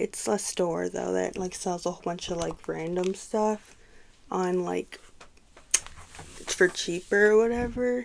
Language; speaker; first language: English; native; English